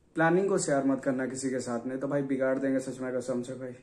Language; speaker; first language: Hindi; non-native, local second language; Odia